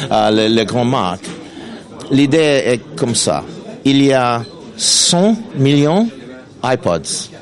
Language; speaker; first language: French; non-native, learner; English